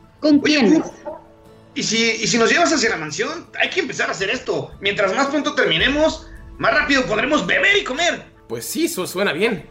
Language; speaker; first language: Spanish; native; Spanish